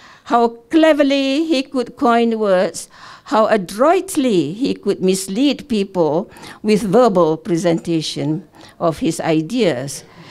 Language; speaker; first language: English; non-native, local second language; Malay